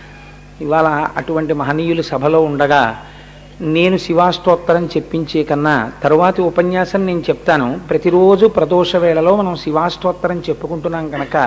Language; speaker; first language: Telugu; native; Telugu